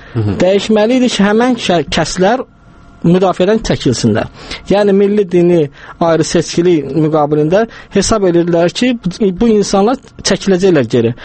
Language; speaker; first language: Azerbaijani; non-native, local second language; Talysh